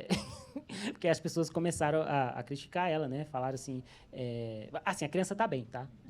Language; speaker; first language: Portuguese; native; Portuguese